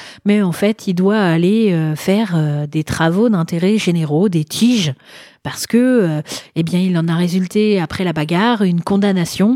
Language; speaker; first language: French; native; French